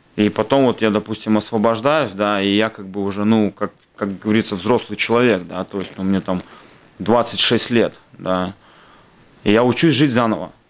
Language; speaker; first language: Russian; native; Russian